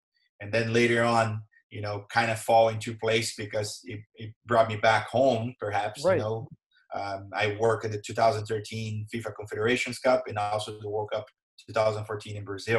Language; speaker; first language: English; non-native, fluent; Portuguese